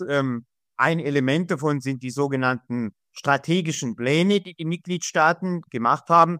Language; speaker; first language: German; native; German